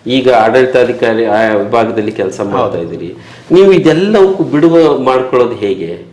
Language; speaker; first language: Kannada; native; Kannada